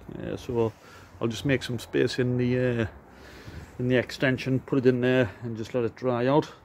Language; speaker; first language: English; native; English